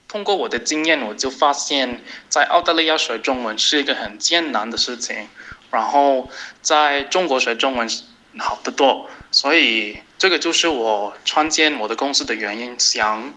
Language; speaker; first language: Chinese; non-native, fluent; English